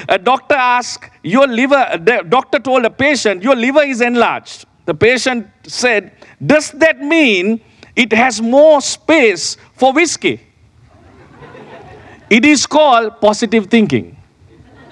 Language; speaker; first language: English; non-native, local second language; Sinhala